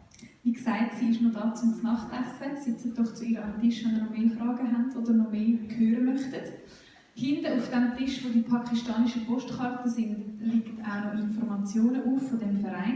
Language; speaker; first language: German; native; German